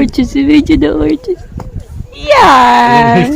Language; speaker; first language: Dutch; non-native, learner; Filipino